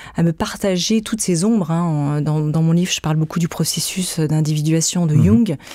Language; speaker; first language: French; native; French